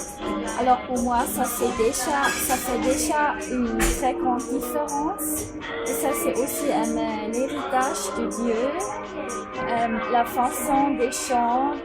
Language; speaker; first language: French; non-native, fluent; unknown